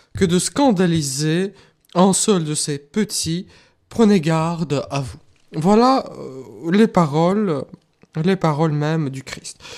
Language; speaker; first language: French; non-native, fluent; Russian